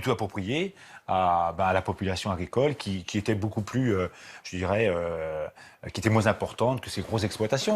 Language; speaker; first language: French; native; French